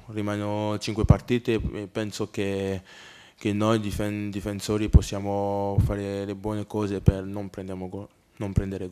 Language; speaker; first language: Italian; non-native, learner; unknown